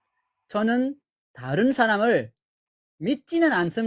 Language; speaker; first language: Korean; non-native, learner; Nepali